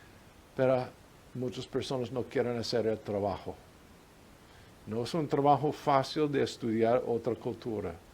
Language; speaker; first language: Spanish; non-native, fluent; English